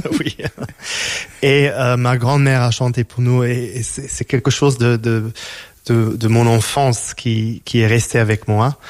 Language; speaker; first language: French; non-native, fluent; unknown